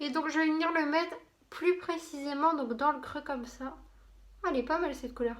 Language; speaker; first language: French; native; French